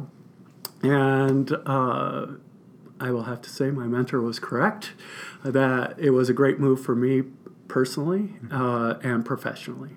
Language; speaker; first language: English; native; English